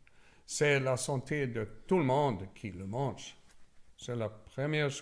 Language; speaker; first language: French; non-native, learner; Swedish